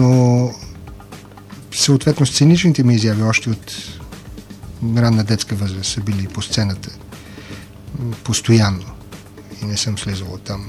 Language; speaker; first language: Bulgarian; native; Bulgarian